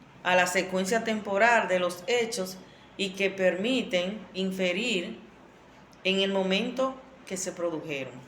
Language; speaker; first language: Spanish; native; Spanish